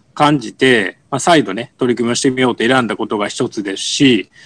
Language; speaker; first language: Japanese; native; Japanese